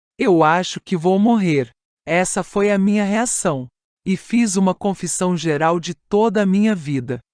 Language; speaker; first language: Portuguese; non-native, fluent; Italian